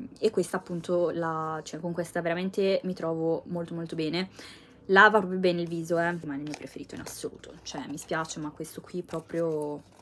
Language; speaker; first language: Italian; native; Italian